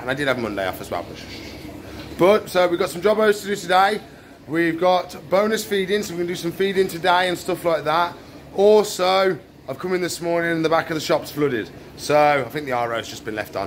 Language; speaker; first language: English; native; English